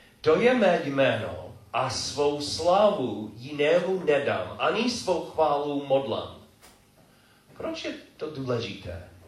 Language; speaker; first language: Czech; non-native, fluent; English